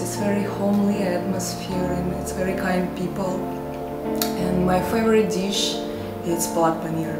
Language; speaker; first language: English; non-native, learner; Russian